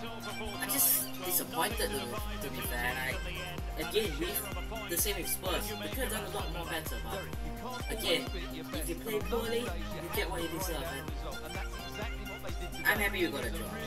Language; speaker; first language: English; native; English